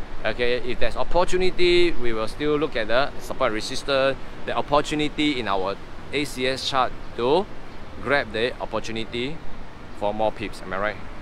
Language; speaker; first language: English; non-native, local second language; Chinese